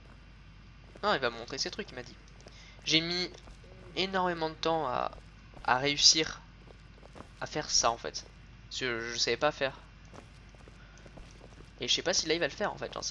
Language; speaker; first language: French; native; French